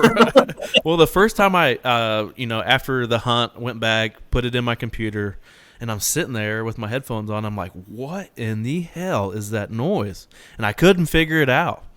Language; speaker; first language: English; native; English